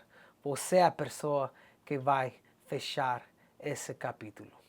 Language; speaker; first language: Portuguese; non-native, learner; English